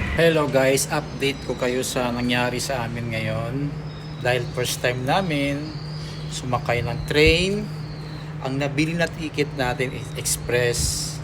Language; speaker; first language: Filipino; non-native, local second language; Cebuano